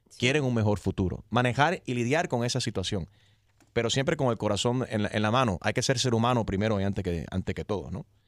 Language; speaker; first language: Spanish; early bilingual, heritage; Spanish